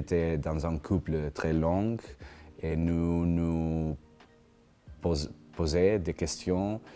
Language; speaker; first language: French; non-native, learner; Spanish